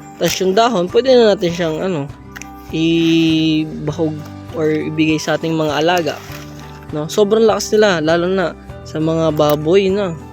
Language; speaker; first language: Filipino; non-native, local second language; Cebuano